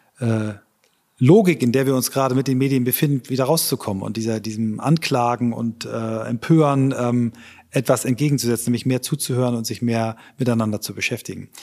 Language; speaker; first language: German; native; German